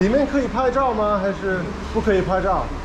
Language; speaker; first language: Chinese; non-native, fluent; English